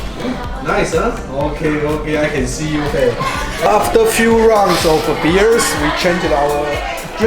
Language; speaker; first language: English; non-native, fluent; Chinese